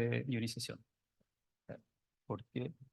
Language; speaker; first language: Spanish; native; Spanish